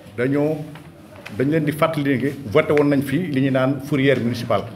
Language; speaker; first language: Wolof; non-native, local second language; Fula